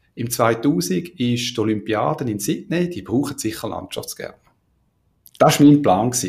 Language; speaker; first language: German; native; German